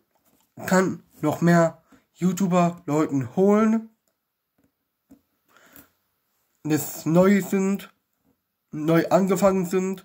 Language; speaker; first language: German; non-native, learner; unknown